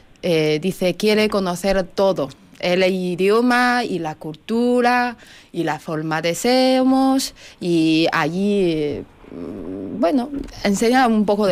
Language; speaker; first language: Spanish; non-native, learner; Chinese